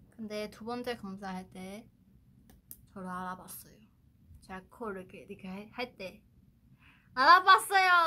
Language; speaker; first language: Korean; non-native, fluent; Chinese